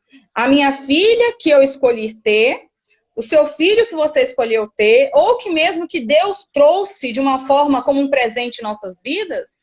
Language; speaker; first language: Portuguese; native; Portuguese